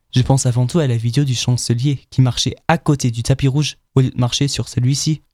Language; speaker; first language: French; non-native, fluent; German